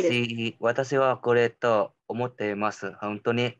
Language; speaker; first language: Japanese; non-native, learner; Vietnamese